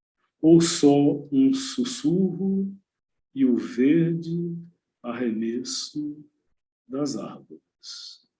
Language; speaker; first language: Portuguese; native; Portuguese